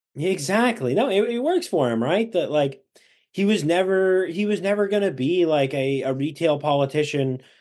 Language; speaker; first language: English; native; English